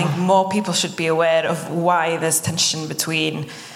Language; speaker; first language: English; non-native, local second language; Welsh